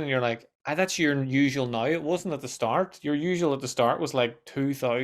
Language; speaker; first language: English; native; English